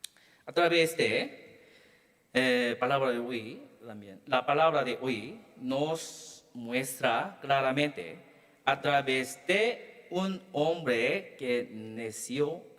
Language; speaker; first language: Spanish; non-native, learner; Korean